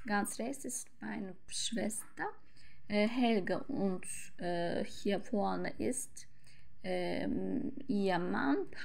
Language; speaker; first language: German; non-native, learner; Turkish